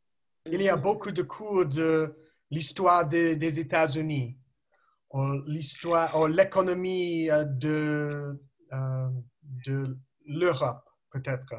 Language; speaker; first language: French; non-native, learner; English